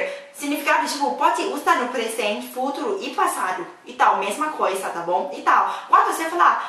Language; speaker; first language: Portuguese; non-native, fluent; Thai